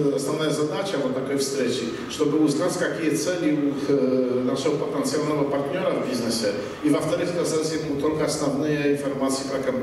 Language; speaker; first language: Russian; non-native, fluent; Polish